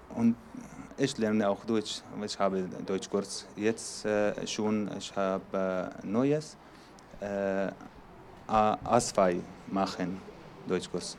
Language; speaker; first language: German; non-native, learner; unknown